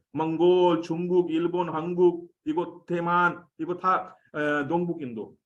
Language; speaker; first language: Korean; non-native, fluent; Hindi